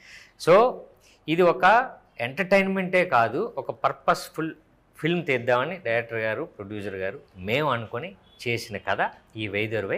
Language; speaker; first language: Telugu; native; Telugu